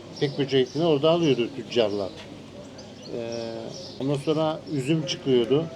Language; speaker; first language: Turkish; native; Turkish